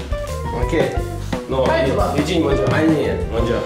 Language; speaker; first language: Korean; non-native, fluent; Russian